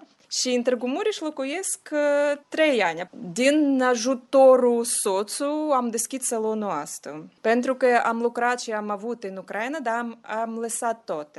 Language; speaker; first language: Romanian; non-native, learner; Ukrainian